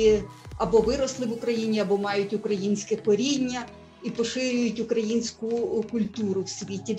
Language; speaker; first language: Ukrainian; native; Ukrainian